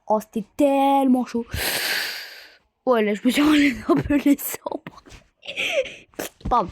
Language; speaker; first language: French; native; French